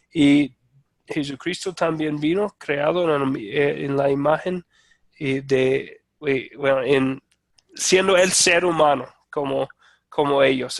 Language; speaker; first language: Spanish; non-native, fluent; English